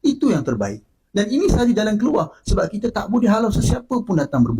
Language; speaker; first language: Malay; native; Malay